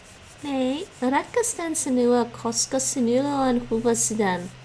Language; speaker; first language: Finnish; non-native, learner; English